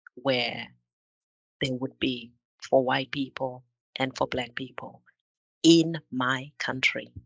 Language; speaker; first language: English; non-native, local second language; Shona